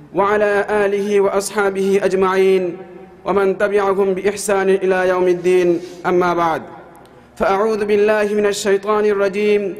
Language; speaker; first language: Arabic; non-native, fluent; Bangla